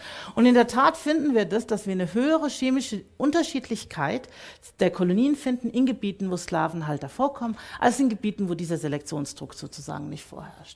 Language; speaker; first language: German; native; German